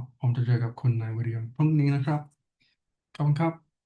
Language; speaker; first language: Thai; non-native, learner; English